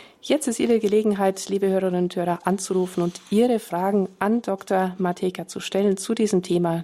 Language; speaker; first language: German; native; German